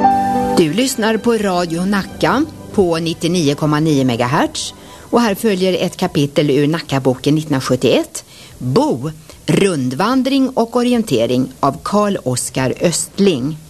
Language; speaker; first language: Swedish; native; Swedish